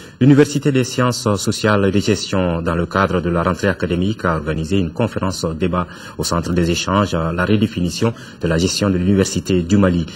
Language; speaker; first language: French; non-native, local second language; Bambara